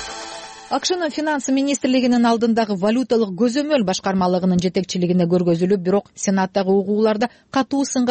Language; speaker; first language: Kyrgyz; native; Kyrgyz